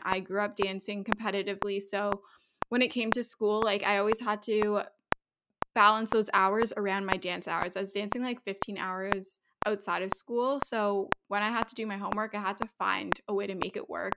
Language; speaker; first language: English; native; English